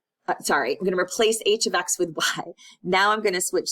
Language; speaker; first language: English; native; English